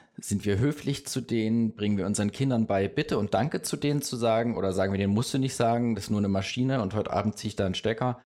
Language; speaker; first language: German; native; German